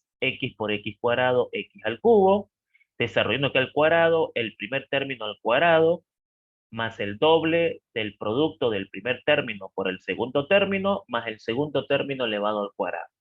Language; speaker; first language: Spanish; native; Spanish